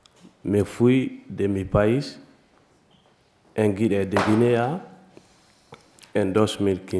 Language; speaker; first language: Spanish; non-native, learner; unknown